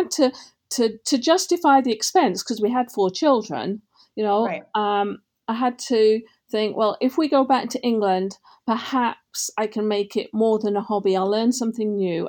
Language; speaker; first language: English; native; English